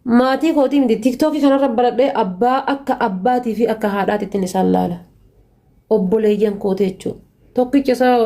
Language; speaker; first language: Oromo; early bilingual, heritage; Oromo